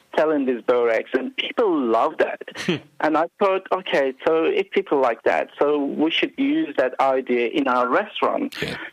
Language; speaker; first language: English; non-native, fluent; Turkish